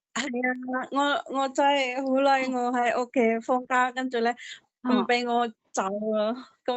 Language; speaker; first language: Cantonese; non-native, learner; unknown